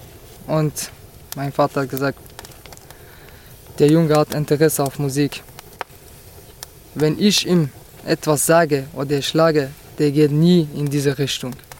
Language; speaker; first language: German; non-native, fluent; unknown